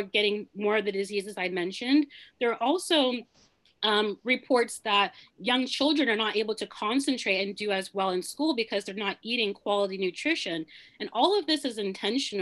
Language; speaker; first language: English; early bilingual, other home language; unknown